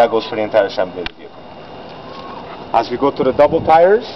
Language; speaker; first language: English; non-native, local second language; French